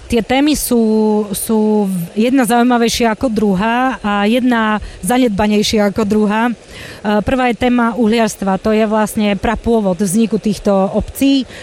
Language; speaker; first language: Slovak; native; Slovak